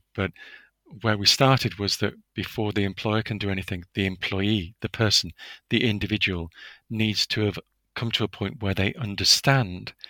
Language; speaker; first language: English; native; English